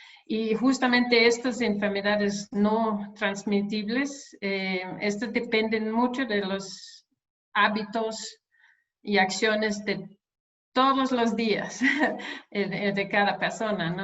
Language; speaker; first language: Spanish; non-native, fluent; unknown